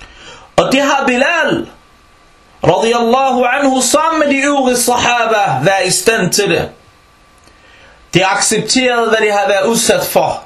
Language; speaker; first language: Danish; early bilingual, other home language; Arabic